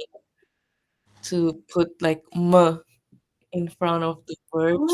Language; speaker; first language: English; non-native, fluent; Japanese